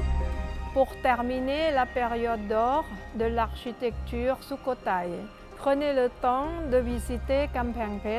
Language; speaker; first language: French; non-native, fluent; Thai